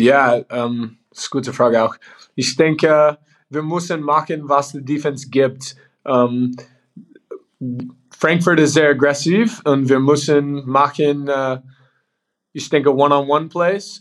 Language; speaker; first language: German; non-native, learner; English